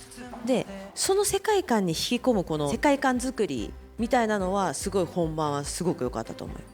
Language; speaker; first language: Japanese; native; Japanese